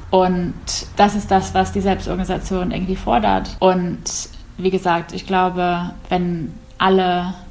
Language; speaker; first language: German; non-native, fluent; English